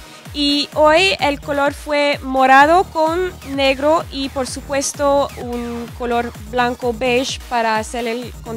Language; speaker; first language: Spanish; non-native, fluent; French